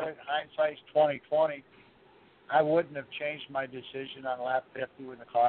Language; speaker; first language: English; native; English